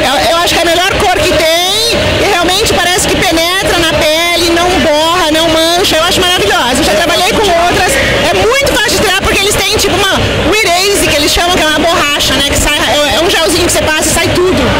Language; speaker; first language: Portuguese; native; Portuguese